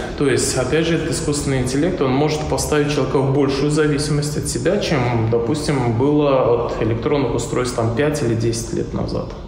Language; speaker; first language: Russian; native; Russian